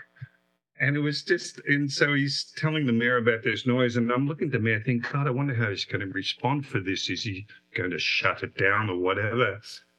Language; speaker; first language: English; native; English